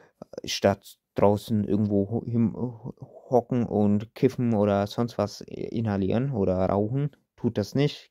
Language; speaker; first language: German; early bilingual, other home language; Turkish